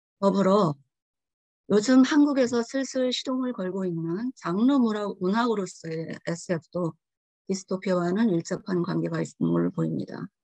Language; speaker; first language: Korean; early bilingual, heritage; Korean